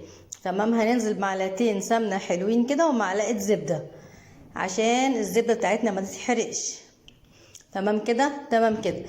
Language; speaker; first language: Arabic; native; Arabic